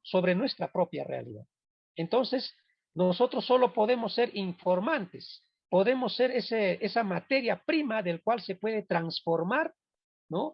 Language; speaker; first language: Spanish; non-native, local second language; Quechua